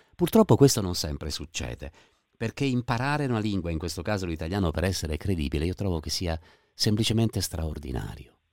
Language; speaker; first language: Italian; native; Italian